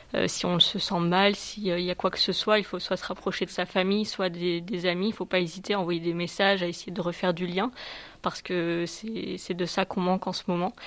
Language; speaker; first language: French; native; French